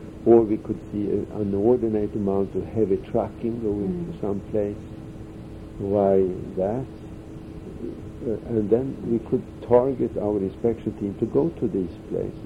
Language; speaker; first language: English; non-native, fluent; Swedish